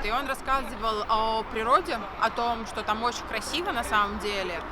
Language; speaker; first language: Russian; native; Russian